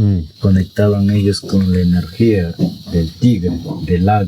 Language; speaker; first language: Spanish; non-native, local second language; Quechua